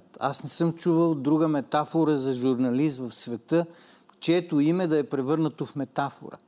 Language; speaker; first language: Bulgarian; native; Bulgarian